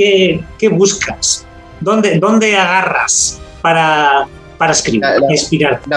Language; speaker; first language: Spanish; native; Spanish